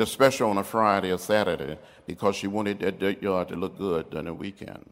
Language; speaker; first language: English; native; English